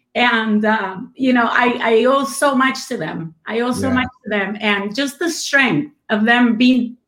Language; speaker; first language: English; non-native, fluent; Spanish